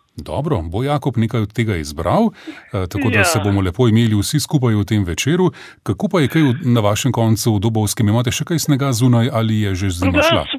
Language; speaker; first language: Slovenian; native; Slovenian